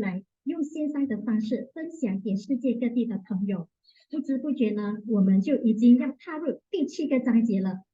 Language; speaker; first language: Chinese; native; Chinese